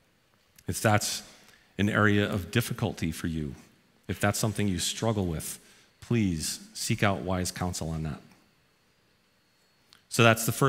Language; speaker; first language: English; native; English